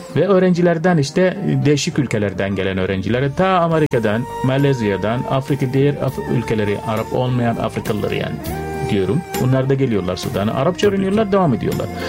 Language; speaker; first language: Turkish; non-native, fluent; Arabic